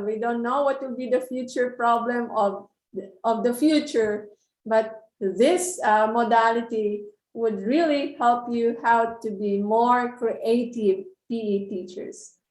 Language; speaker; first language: English; non-native, local second language; Filipino